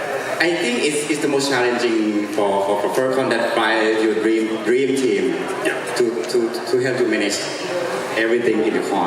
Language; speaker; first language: English; non-native, fluent; Thai